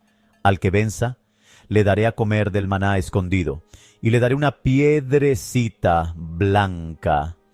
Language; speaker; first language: Spanish; native; Spanish